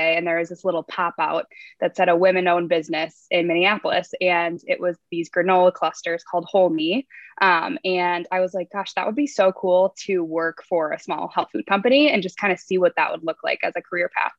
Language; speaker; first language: English; native; English